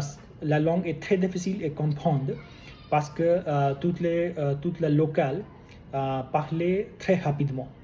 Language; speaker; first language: French; non-native, learner; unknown